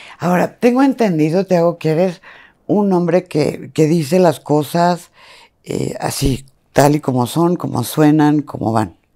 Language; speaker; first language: Spanish; native; Spanish